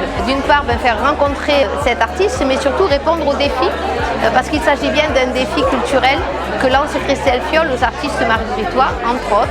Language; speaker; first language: French; native; French